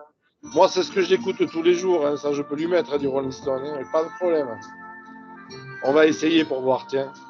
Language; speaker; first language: French; native; French